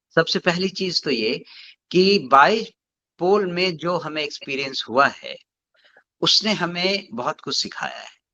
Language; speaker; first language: Hindi; native; Hindi